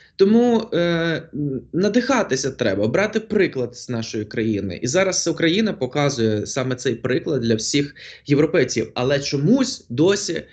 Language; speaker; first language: Ukrainian; non-native, local second language; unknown